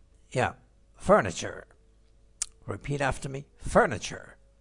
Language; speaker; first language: English; non-native, fluent; Persian